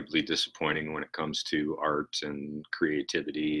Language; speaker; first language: English; native; English